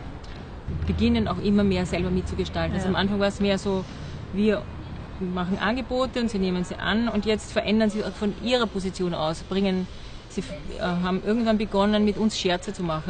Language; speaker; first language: German; native; German